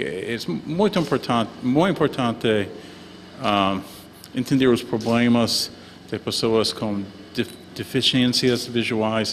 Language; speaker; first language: Portuguese; non-native, learner; English